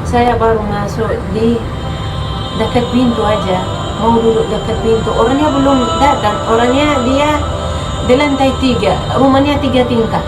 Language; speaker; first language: Indonesian; non-native, fluent; Arabic